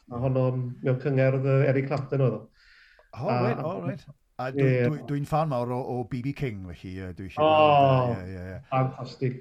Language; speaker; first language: Welsh; native; Welsh